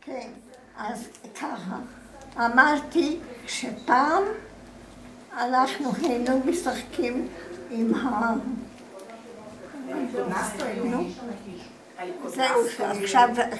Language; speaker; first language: Hebrew; non-native, fluent; Croatian